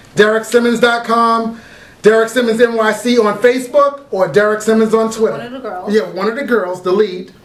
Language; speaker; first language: English; native; English